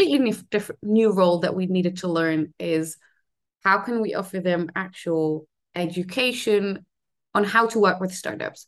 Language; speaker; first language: English; non-native, fluent; Hebrew